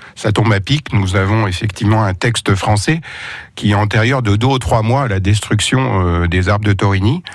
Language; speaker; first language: French; native; French